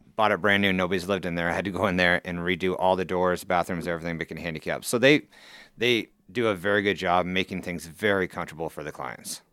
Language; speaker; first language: English; native; English